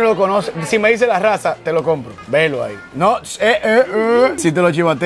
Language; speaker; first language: Spanish; native; Spanish